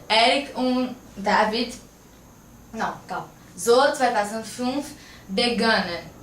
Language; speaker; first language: German; non-native, learner; Portuguese